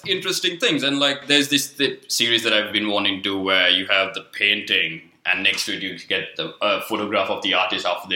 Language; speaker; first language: English; non-native, local second language; Sinhala